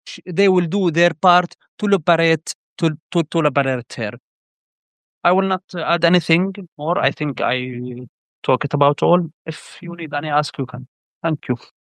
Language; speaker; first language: English; non-native, learner; Arabic